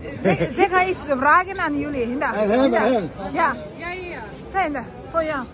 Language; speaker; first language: Dutch; non-native, learner; Tibetan